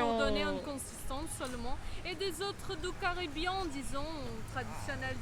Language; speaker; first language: French; non-native, fluent; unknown